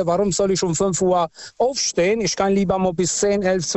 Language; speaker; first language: German; non-native, local second language; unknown